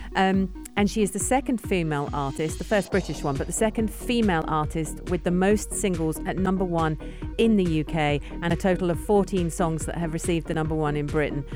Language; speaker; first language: English; native; English